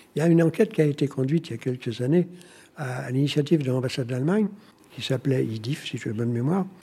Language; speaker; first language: French; native; French